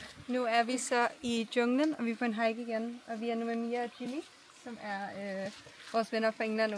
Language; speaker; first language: Danish; native; Danish